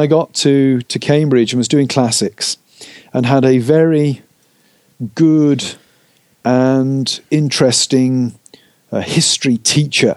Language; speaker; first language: English; native; English